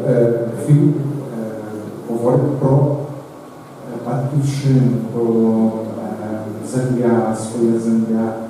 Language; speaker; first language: Ukrainian; non-native, learner; Portuguese